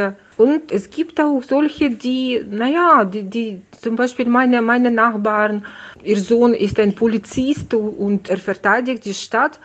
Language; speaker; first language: German; non-native, fluent; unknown